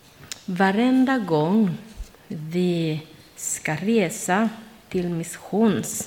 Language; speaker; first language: Swedish; non-native, learner; Spanish